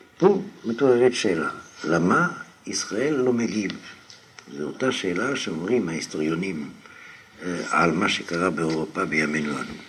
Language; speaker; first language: Hebrew; non-native, fluent; French